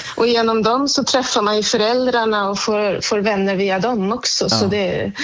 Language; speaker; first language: Swedish; native; Swedish